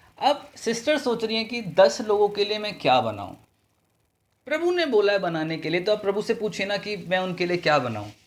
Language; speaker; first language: Hindi; native; Hindi